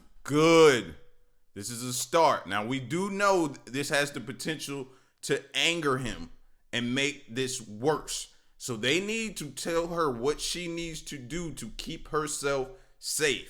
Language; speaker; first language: English; native; English